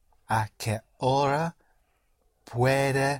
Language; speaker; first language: Spanish; non-native, learner; English